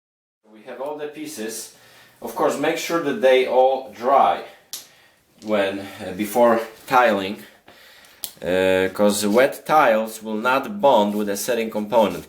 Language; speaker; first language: English; non-native, fluent; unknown